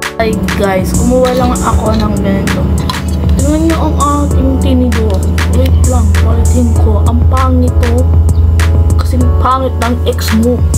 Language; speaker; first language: Filipino; non-native, local second language; Pampanga